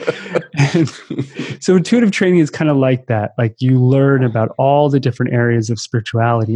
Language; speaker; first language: English; native; English